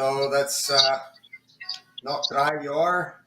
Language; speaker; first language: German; non-native, learner; English